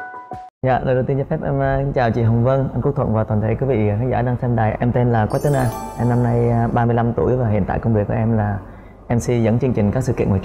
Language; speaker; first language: Vietnamese; native; Vietnamese